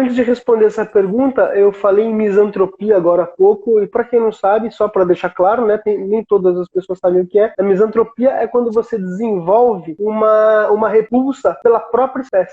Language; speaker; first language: Portuguese; native; Portuguese